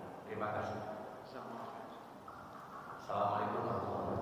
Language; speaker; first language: Indonesian; native; Indonesian